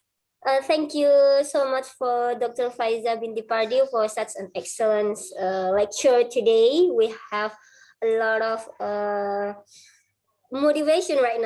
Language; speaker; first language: English; non-native, fluent; Indonesian